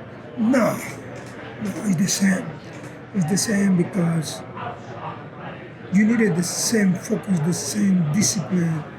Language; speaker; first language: English; non-native, learner; Spanish